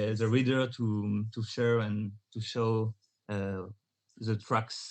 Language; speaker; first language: English; non-native, learner; French